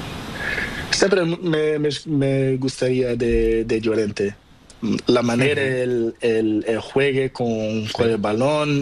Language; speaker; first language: Spanish; non-native, learner; Portuguese